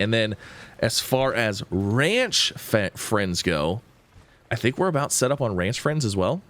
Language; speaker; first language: English; native; English